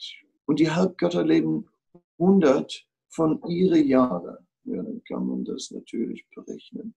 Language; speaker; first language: German; non-native, fluent; Dutch